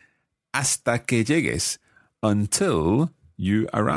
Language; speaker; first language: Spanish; non-native, fluent; English